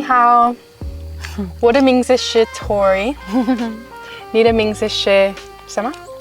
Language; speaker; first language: Chinese; non-native, learner; English